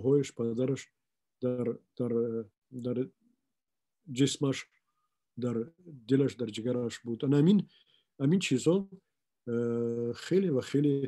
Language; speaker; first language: Persian; non-native, local second language; Shughni